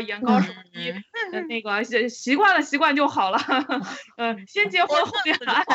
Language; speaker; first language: Chinese; native; Chinese